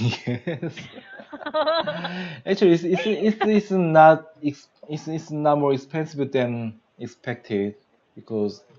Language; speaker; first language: English; non-native, learner; Korean